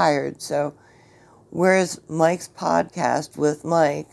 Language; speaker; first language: English; native; English